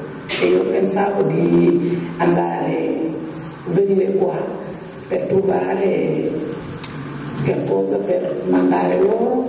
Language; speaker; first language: Italian; non-native, learner; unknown